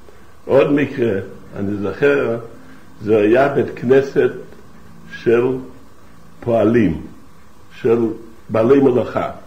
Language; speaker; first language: Hebrew; non-native, fluent; Yiddish